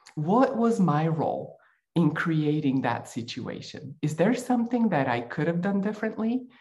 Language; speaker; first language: English; non-native, fluent; Bulgarian